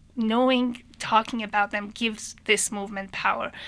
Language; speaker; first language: English; non-native, fluent; Persian